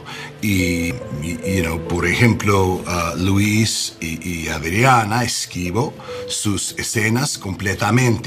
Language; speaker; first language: Spanish; non-native, learner; English